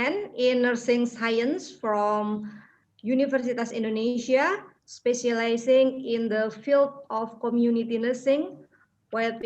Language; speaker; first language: English; non-native, fluent; Indonesian